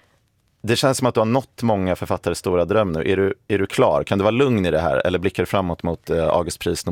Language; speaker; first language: Swedish; native; Swedish